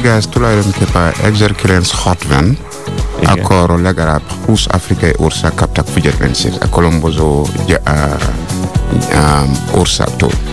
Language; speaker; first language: Hungarian; non-native, fluent; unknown